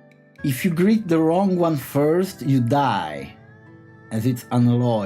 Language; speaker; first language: English; non-native, fluent; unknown